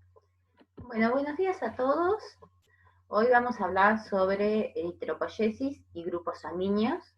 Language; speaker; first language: Spanish; native; Spanish